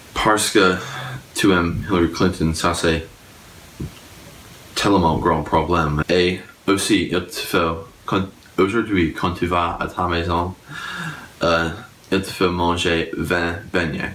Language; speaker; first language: French; non-native, learner; English